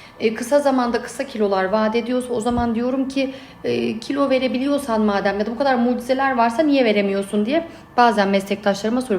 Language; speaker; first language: Turkish; native; Turkish